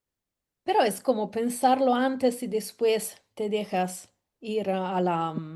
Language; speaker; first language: Spanish; non-native, fluent; Italian